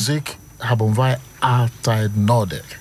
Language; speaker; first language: Dutch; non-native, fluent; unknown